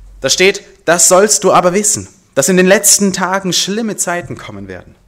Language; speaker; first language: German; early bilingual, heritage; German